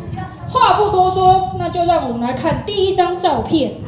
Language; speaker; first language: Chinese; native; Chinese